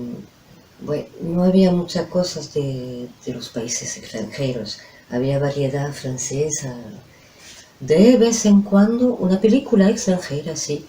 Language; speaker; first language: Spanish; non-native, fluent; French